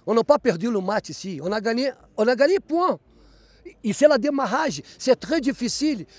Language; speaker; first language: French; non-native, fluent; Portuguese